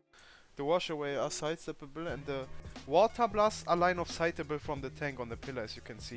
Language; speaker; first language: English; non-native, fluent; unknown